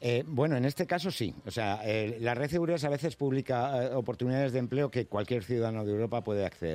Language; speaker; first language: Spanish; native; Spanish